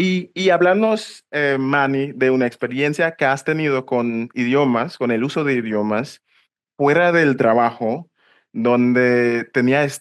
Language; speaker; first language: Spanish; non-native, fluent; English